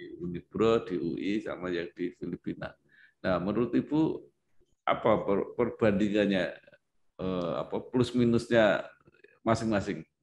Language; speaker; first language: Indonesian; native; Indonesian